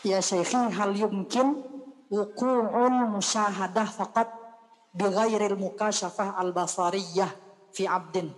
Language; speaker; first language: Arabic; non-native, fluent; Indonesian